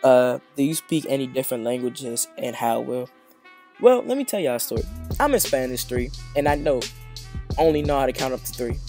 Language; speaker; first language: English; native; English